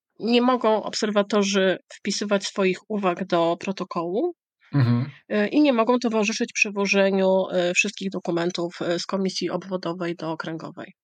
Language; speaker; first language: Polish; native; Polish